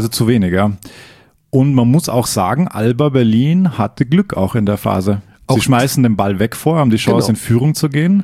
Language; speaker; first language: German; native; German